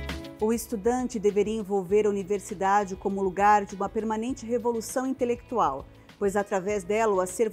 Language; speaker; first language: Portuguese; native; Portuguese